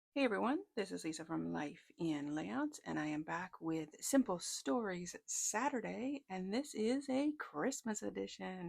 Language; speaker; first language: English; native; English